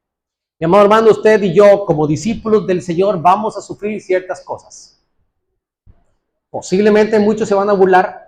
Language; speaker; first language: Spanish; native; Spanish